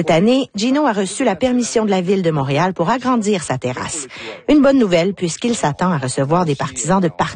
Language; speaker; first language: French; native; French